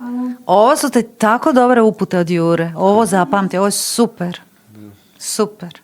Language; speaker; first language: Bosnian; native; Bosnian